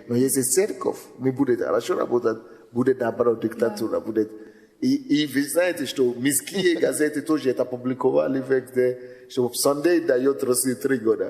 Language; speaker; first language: Russian; non-native, fluent; Yoruba